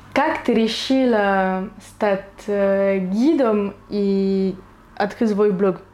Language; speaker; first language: Russian; non-native, fluent; French